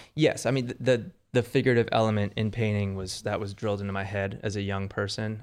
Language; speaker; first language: English; native; English